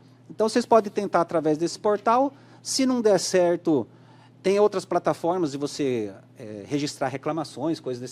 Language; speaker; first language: Portuguese; native; Portuguese